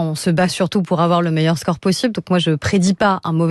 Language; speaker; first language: French; native; French